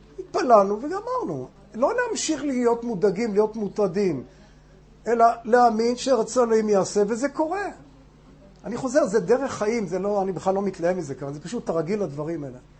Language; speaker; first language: Hebrew; non-native, fluent; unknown